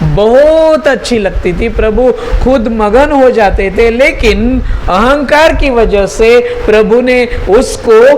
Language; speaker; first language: Hindi; non-native, local second language; Marathi